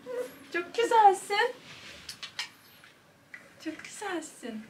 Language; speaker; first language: Turkish; non-native, learner; Bosnian